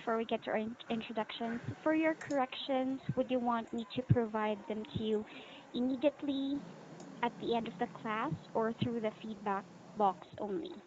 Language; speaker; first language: English; non-native, local second language; Filipino